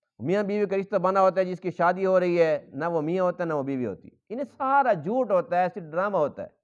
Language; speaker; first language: Urdu; non-native, local second language; Saraiki